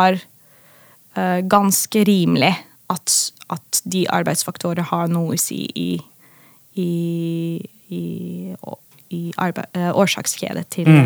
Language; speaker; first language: Norwegian; non-native, fluent; Dutch